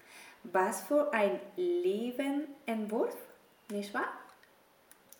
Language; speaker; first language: German; non-native, fluent; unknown